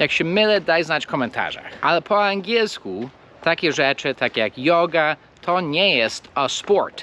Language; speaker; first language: Polish; non-native, fluent; English